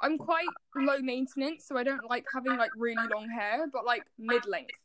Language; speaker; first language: English; native; English